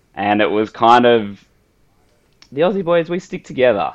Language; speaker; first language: English; native; English